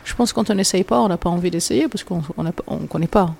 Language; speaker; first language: French; native; French